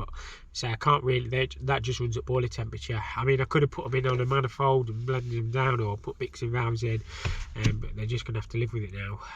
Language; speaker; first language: English; native; English